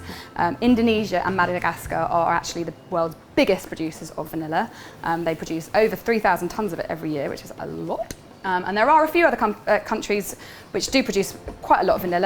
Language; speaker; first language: English; native; English